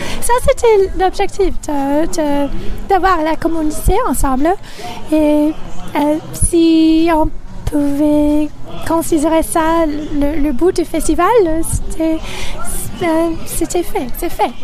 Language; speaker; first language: French; non-native, local second language; English